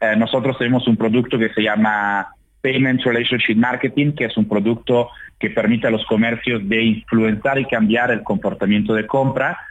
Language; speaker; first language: Spanish; non-native, fluent; Italian